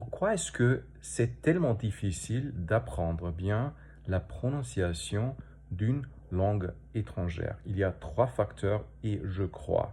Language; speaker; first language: French; non-native, fluent; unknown